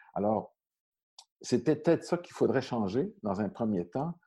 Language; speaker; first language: French; native; French